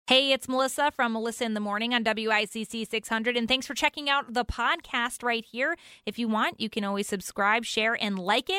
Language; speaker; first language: English; native; English